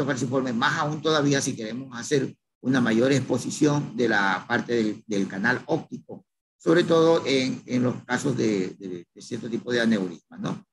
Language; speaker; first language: Spanish; native; Spanish